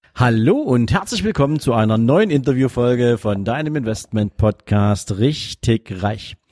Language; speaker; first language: German; native; German